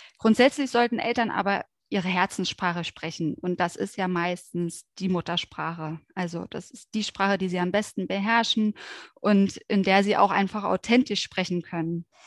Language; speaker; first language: German; native; German